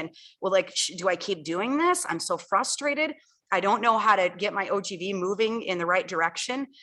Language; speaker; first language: English; native; English